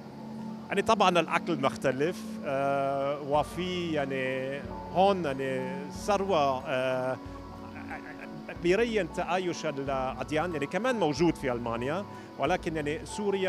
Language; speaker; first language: Arabic; non-native, fluent; German